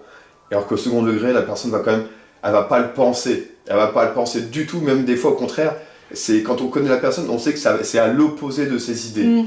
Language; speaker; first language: French; native; French